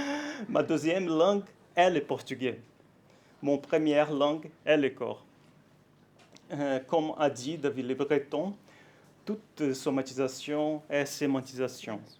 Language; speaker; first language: French; non-native, fluent; Portuguese